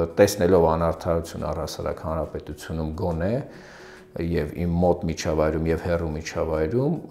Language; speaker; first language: Armenian; early bilingual, other home language; Russian